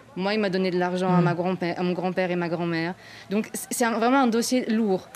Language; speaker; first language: French; native; French